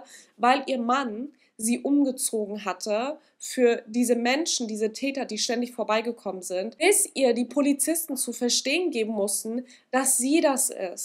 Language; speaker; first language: German; native; German